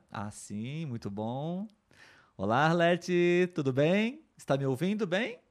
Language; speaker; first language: Portuguese; native; Portuguese